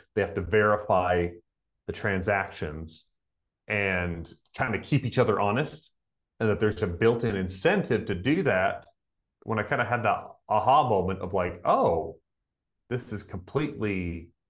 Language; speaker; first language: English; native; English